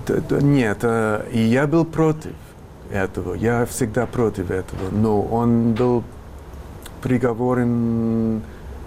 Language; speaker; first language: Russian; non-native, fluent; English